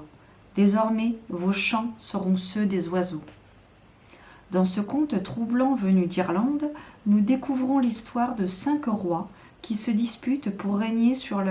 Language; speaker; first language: French; native; French